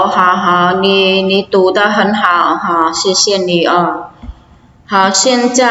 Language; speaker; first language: Chinese; non-native, fluent; Khmer